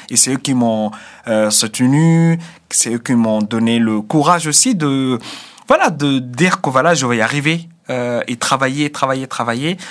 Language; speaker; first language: French; non-native, fluent; Arabic